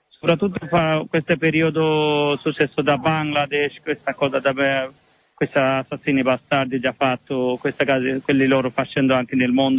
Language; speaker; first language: Italian; non-native, learner; Bangla